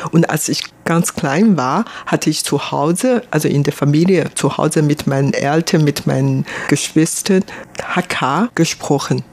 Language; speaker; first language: German; non-native, fluent; Hakka Chinese